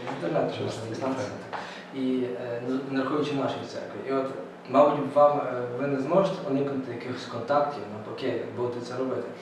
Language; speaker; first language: Ukrainian; native; Ukrainian